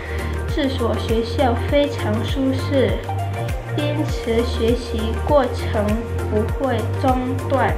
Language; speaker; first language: Chinese; non-native, learner; Indonesian